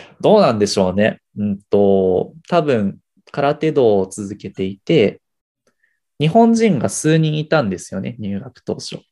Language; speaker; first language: Japanese; early bilingual, heritage; Japanese